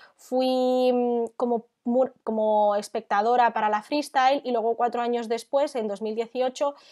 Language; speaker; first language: Spanish; native; Spanish